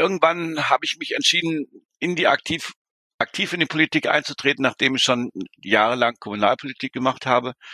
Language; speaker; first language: German; native; German